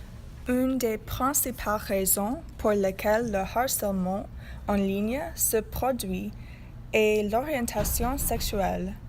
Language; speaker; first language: French; non-native, learner; Spanish